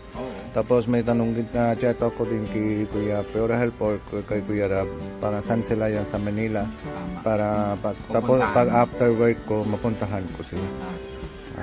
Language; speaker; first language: Filipino; non-native, learner; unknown